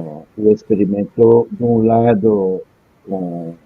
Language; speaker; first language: Portuguese; non-native, fluent; French